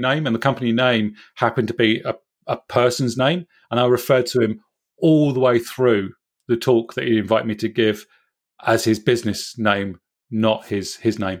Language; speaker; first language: English; native; English